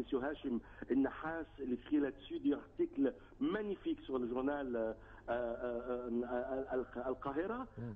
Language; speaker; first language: French; non-native, fluent; Arabic